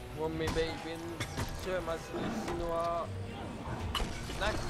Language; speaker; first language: Finnish; non-native, learner; Estonian